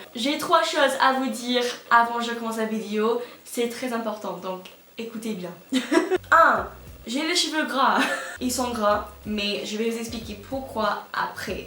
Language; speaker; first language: French; non-native, fluent; English